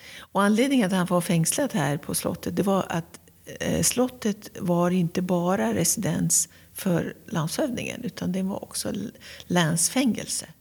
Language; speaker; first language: Swedish; non-native, fluent; Persian